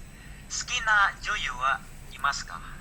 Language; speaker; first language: Japanese; non-native, learner; Indonesian